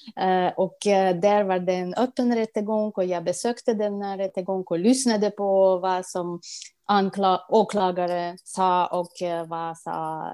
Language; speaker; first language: Swedish; non-native, fluent; Russian